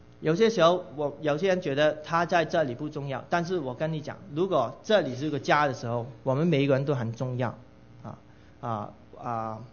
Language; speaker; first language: Chinese; non-native, local second language; Cantonese